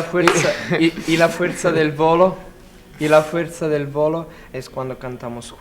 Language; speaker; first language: Spanish; non-native, learner; Italian